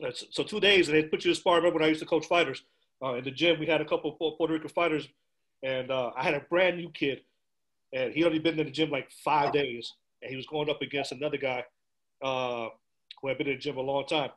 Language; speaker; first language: English; early bilingual, other home language; Spanish